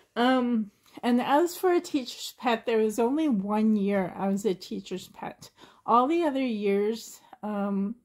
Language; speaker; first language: English; native; English